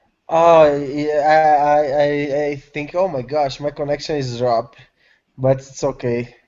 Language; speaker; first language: English; non-native, learner; Portuguese